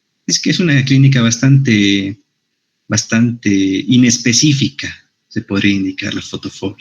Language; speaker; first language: Spanish; native; Spanish